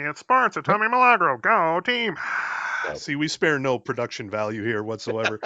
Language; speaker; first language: English; native; English